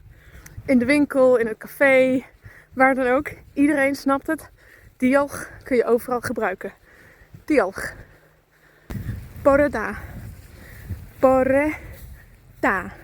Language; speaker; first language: Dutch; non-native, fluent; Spanish